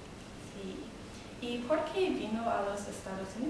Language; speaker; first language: Spanish; non-native, learner; English